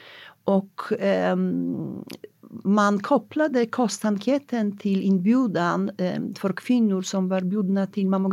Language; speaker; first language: Swedish; non-native, fluent; Polish